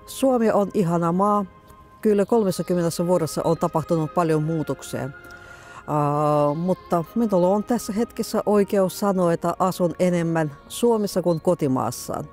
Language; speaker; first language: Finnish; non-native, fluent; Russian